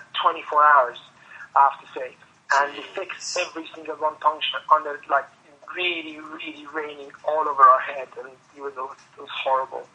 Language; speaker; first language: English; non-native, fluent; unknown